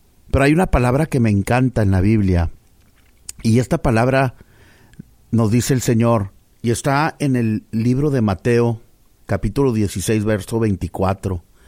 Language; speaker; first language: Spanish; early bilingual, heritage; Spanish